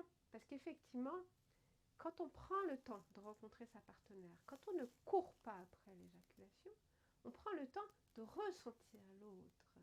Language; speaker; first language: French; native; French